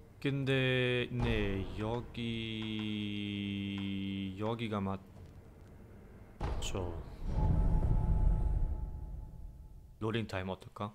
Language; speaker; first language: Korean; non-native, fluent; German